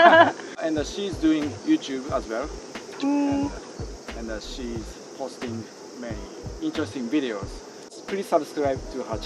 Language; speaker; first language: English; non-native, fluent; Japanese